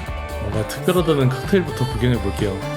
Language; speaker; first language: Korean; native; Korean